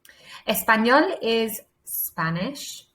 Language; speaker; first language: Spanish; non-native, fluent; English